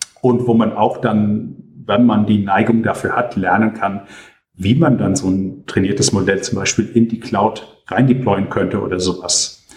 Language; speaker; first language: German; native; German